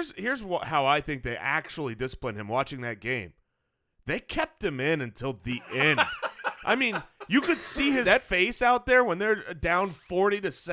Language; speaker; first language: English; native; English